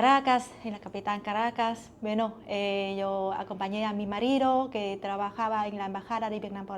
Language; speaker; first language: Spanish; non-native, learner; Vietnamese